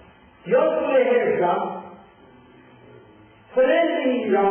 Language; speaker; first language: Swedish; non-native, fluent; Persian